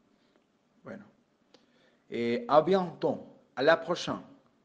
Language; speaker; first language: French; non-native, fluent; Spanish